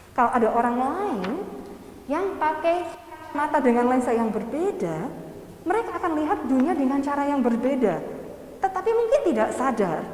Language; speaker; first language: Indonesian; non-native, fluent; English